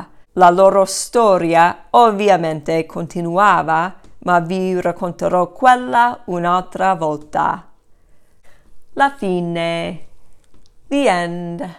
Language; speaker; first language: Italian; non-native, fluent; English